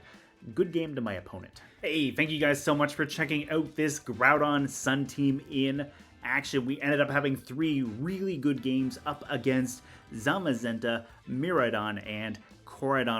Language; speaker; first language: English; native; English